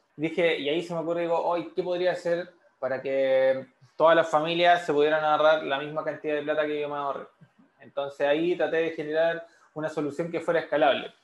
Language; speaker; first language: Spanish; native; Spanish